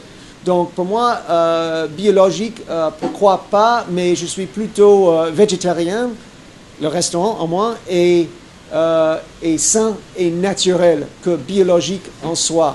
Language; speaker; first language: French; non-native, fluent; English